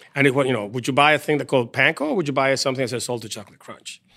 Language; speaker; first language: English; non-native, fluent; Spanish